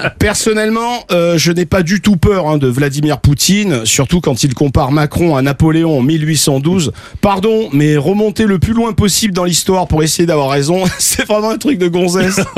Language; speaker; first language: French; native; French